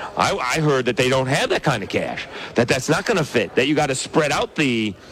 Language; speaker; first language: English; native; English